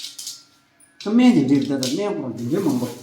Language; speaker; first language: Kannada; non-native, local second language; Tibetan